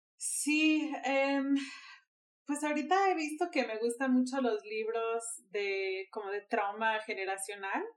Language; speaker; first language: Spanish; early bilingual, heritage; Spanish